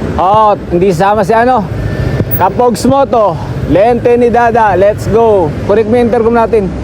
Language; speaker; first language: Filipino; native; Filipino